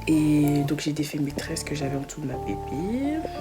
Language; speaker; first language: French; early bilingual, other home language; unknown